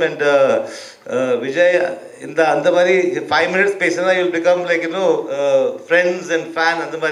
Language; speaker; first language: Tamil; early bilingual, other home language; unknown